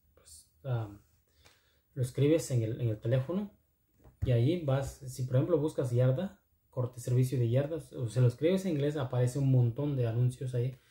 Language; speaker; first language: Spanish; non-native, local second language; Zapotec